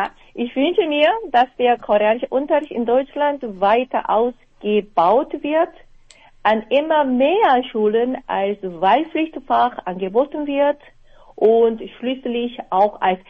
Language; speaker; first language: German; non-native, fluent; Korean